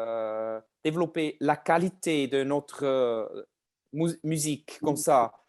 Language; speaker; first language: French; non-native, learner; German